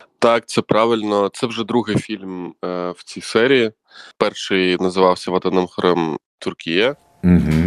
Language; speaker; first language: Ukrainian; non-native, local second language; Crimean Tatar